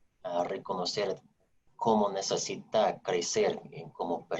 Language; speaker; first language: Spanish; non-native, fluent; English